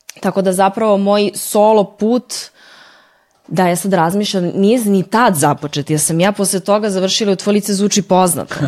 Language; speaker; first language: Serbian; early bilingual, heritage; Serbian